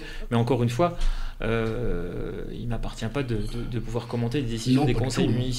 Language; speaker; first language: French; native; French